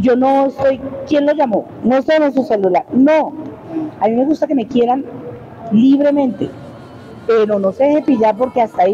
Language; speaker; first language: Spanish; native; Spanish